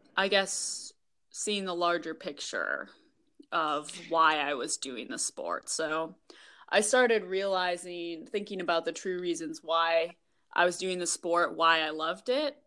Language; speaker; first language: English; native; English